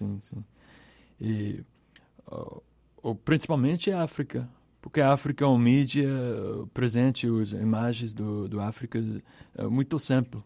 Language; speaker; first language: Portuguese; non-native, learner; English